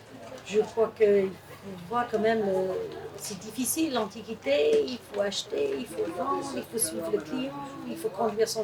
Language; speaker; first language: French; non-native, fluent; English